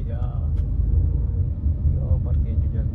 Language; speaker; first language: Italian; non-native, learner; Filipino